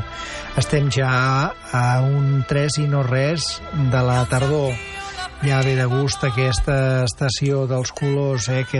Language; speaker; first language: Catalan; native; Catalan